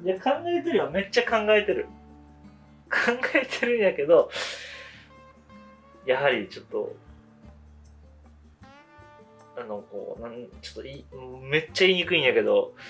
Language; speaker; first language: Japanese; native; Japanese